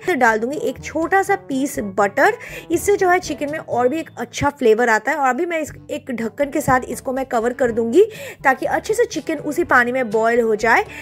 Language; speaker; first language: Hindi; non-native, local second language; Bangla